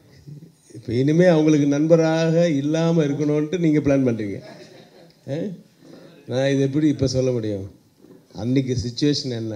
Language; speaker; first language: Tamil; native; Tamil